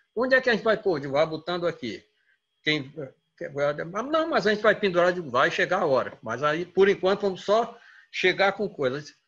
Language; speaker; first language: Portuguese; native; Portuguese